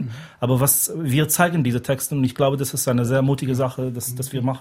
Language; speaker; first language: German; non-native, fluent; Hebrew